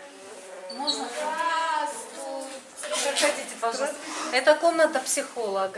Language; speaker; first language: Russian; native; Russian